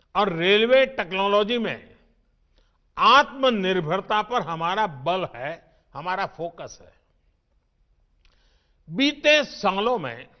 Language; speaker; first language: Hindi; non-native, local second language; Gujarati